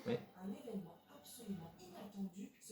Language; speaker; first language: French; native; French